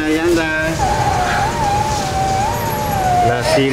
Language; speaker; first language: Spanish; native; Spanish